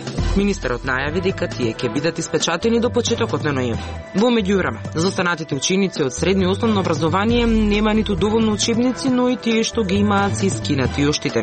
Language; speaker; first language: Macedonian; native; Macedonian